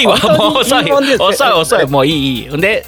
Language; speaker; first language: Japanese; native; Japanese